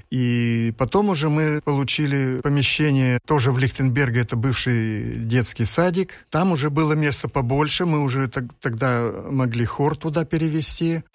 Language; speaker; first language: Russian; native; Russian